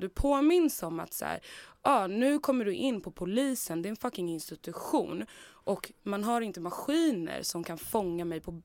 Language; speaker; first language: Swedish; native; Swedish